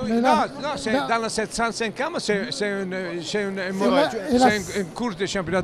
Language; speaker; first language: French; non-native, learner; Italian